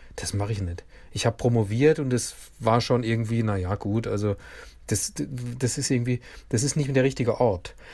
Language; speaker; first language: German; native; German